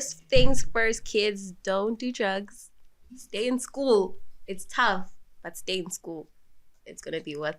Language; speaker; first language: English; non-native, local second language; Swati